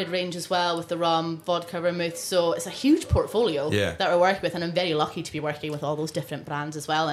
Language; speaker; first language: English; non-native, local second language; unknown